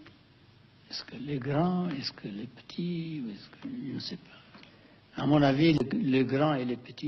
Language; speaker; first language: French; non-native, fluent; Amharic